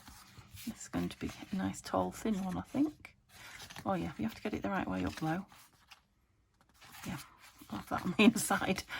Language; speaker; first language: English; native; English